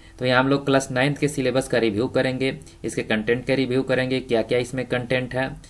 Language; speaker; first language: Hindi; native; Hindi